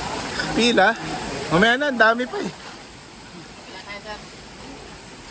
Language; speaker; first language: Filipino; native; Filipino